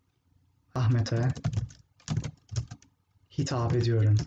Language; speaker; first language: Turkish; non-native, fluent; English